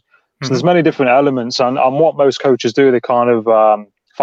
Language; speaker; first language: English; native; English